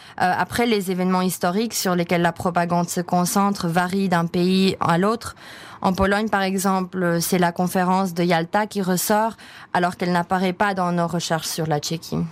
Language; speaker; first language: French; non-native, fluent; Czech